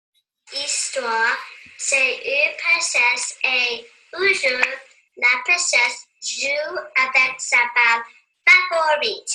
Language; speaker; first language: French; non-native, learner; English